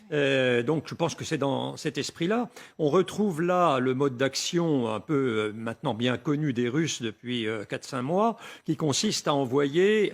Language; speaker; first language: French; native; French